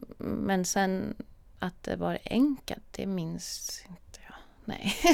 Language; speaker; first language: Swedish; non-native, fluent; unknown